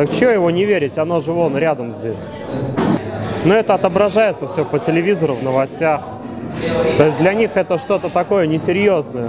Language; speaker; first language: Russian; native; Russian